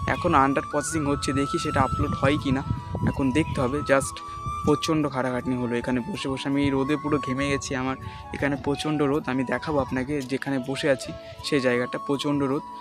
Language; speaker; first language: Bangla; native; Bangla